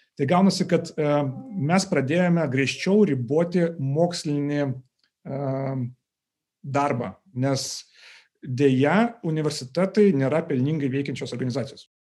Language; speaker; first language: Lithuanian; non-native, local second language; Russian